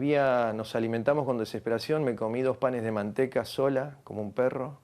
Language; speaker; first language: Spanish; native; Spanish